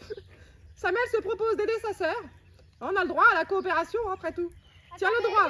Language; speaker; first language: French; native; French